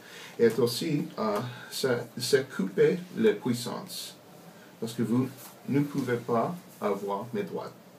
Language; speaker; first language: French; non-native, learner; English